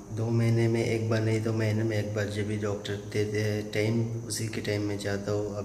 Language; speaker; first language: Hindi; non-native, local second language; Bangla